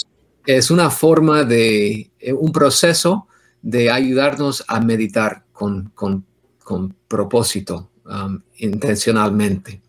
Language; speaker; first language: Spanish; non-native, fluent; English